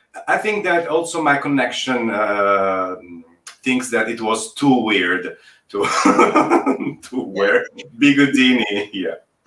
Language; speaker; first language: English; non-native, fluent; Italian